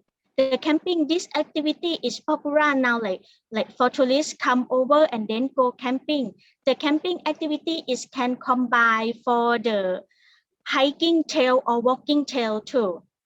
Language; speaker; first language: English; non-native, learner; Thai